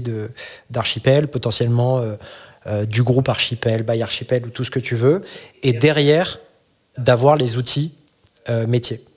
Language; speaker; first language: French; native; French